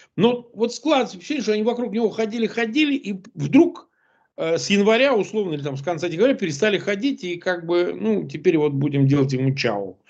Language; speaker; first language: Russian; native; Russian